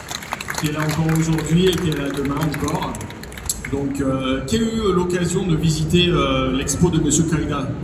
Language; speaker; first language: French; native; French